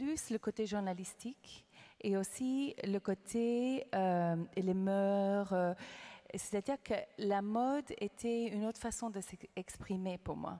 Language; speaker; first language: French; non-native, fluent; English